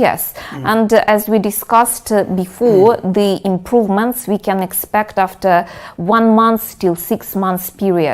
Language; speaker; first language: English; non-native, fluent; Russian